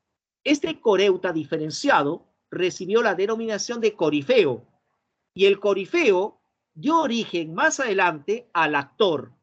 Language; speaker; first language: Spanish; native; Spanish